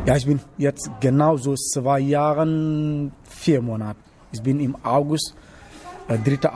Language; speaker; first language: German; non-native, learner; Wolof